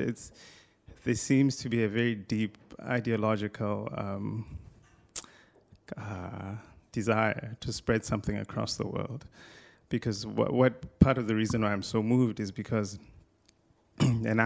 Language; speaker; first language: English; non-native, local second language; Tswana